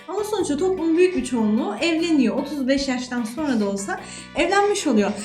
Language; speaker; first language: Turkish; native; Turkish